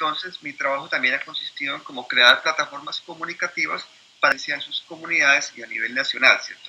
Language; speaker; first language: Spanish; native; Spanish